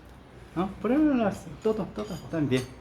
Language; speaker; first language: Spanish; non-native, learner; Korean